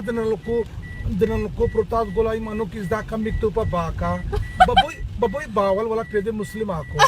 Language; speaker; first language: Filipino; non-native, learner; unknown